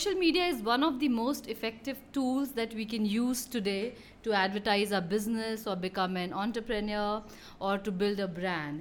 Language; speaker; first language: English; non-native, local second language; Hindi